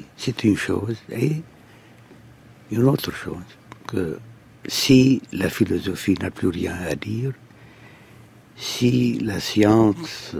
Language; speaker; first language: French; non-native, fluent; Arabic